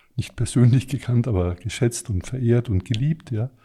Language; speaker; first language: German; non-native, fluent; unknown